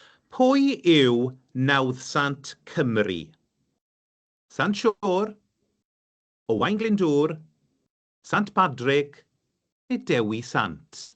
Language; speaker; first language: Welsh; native; Welsh